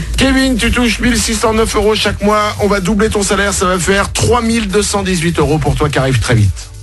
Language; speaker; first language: French; native; French